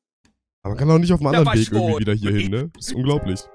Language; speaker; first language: German; native; German